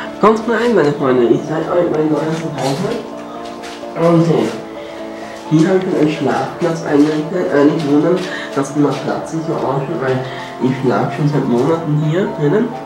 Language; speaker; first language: German; non-native, local second language; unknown